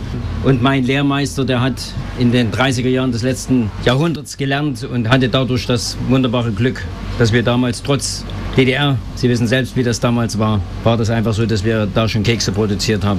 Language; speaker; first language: German; native; German